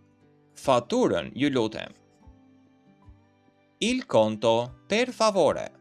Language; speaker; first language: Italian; non-native, fluent; Albanian